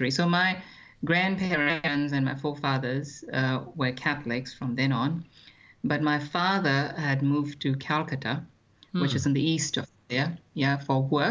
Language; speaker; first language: English; non-native, local second language; Malayalam